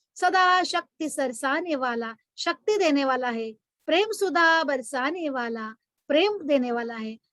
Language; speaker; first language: Hindi; non-native, local second language; Marathi